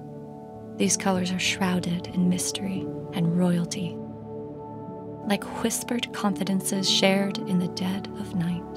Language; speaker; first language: English; native; English